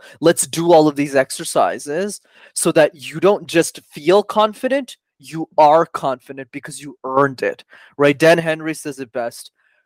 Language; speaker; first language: English; native; English